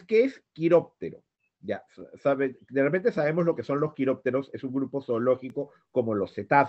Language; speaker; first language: Spanish; native; Spanish